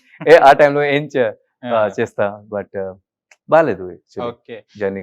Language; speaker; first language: Telugu; non-native, local second language; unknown